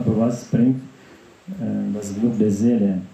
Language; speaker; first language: German; non-native, learner; Russian